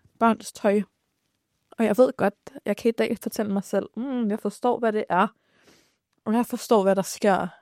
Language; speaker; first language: Danish; early bilingual, other home language; Arabic